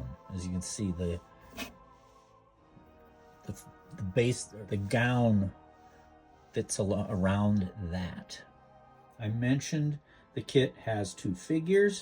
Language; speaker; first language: English; native; English